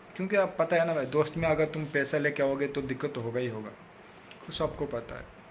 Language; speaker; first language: Hindi; non-native, local second language; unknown